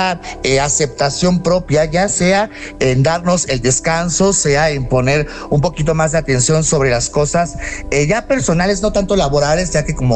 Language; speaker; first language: Spanish; native; Spanish